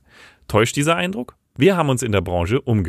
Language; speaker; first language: German; native; German